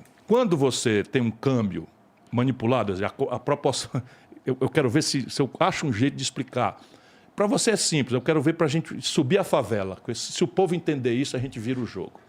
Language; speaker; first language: Portuguese; native; Portuguese